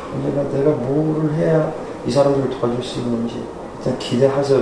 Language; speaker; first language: Korean; early bilingual, heritage; Korean